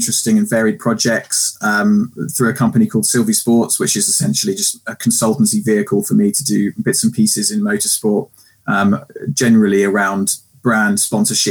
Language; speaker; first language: English; native; English